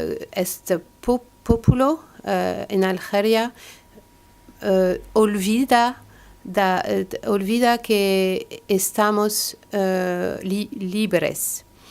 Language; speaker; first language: Spanish; non-native, learner; French